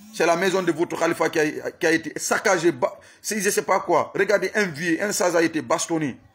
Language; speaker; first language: French; non-native, local second language; Susu